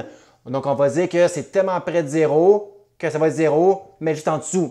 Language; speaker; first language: French; native; French